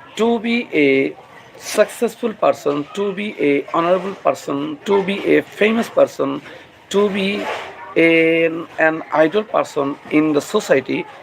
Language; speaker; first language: English; non-native, local second language; Bangla